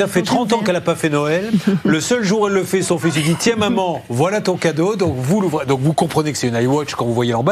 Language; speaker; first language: French; native; French